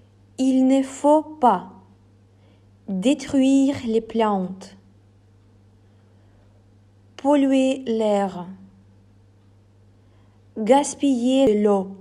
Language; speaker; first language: French; non-native, fluent; Ukrainian